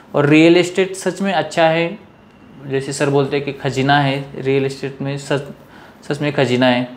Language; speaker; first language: Hindi; non-native, local second language; Marathi